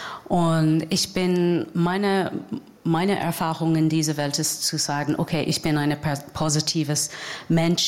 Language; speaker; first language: German; non-native, fluent; English